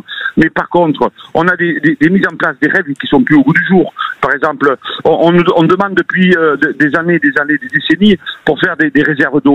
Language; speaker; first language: French; native; French